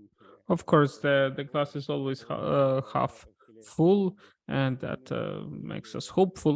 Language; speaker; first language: English; non-native, fluent; Russian